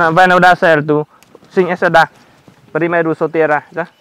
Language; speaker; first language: Portuguese; non-native, learner; Vietnamese